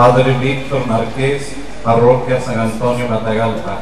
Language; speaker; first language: Spanish; native; Spanish